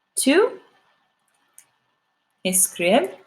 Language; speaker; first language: Spanish; non-native, fluent; English